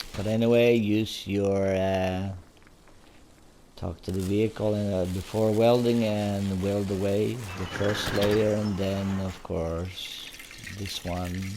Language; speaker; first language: English; non-native, fluent; Swedish